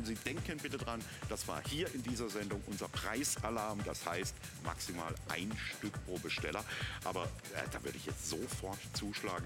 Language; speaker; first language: German; native; German